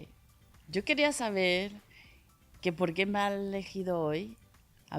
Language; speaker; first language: Spanish; non-native, learner; Chinese